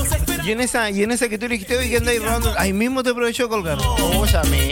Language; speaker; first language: Spanish; native; Spanish